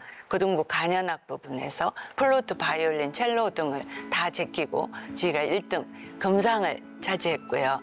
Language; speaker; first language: Korean; native; Korean